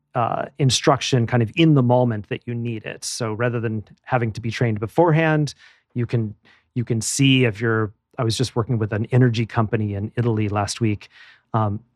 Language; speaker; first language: English; native; English